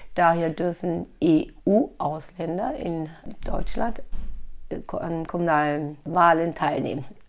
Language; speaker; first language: German; native; German